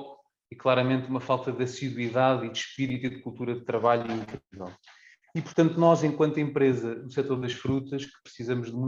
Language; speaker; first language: Portuguese; native; Portuguese